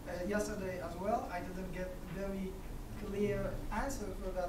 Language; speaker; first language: English; non-native, fluent; Persian